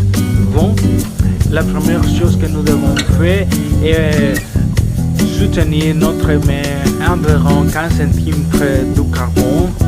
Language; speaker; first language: French; non-native, learner; Spanish